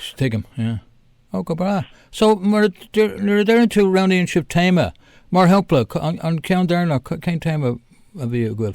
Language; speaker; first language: Irish; non-native, local second language; English